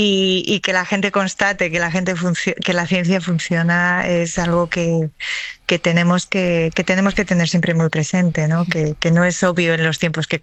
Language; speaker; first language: Spanish; native; Spanish